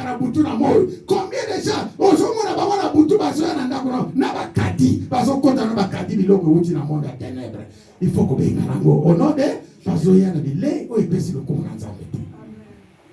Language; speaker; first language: French; non-native, local second language; Lingala